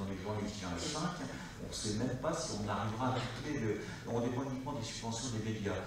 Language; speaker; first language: French; native; French